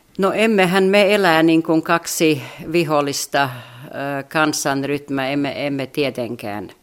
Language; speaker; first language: Finnish; non-native, fluent; Latvian